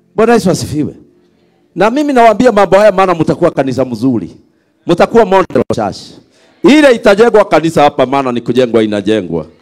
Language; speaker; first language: Swahili; non-native, local second language; Kikuyu